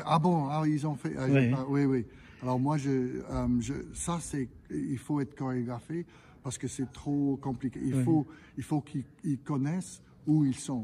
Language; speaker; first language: French; non-native, fluent; English